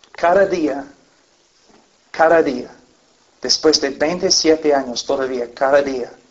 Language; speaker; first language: Spanish; non-native, fluent; English